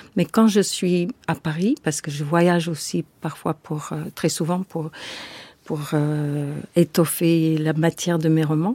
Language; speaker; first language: French; non-native, fluent; English